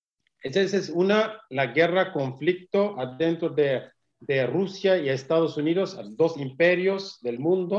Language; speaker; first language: Spanish; non-native, learner; Kurdish